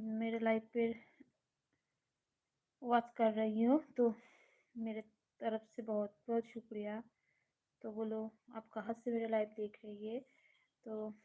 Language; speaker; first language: Hindi; non-native, local second language; Bangla